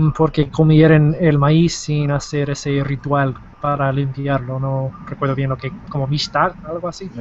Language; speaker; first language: Spanish; non-native, learner; English